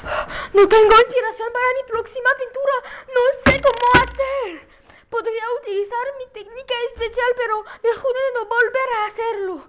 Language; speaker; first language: Spanish; non-native, learner; French